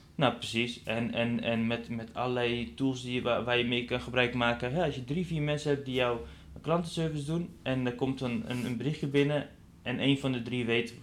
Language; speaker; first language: Dutch; non-native, fluent; Persian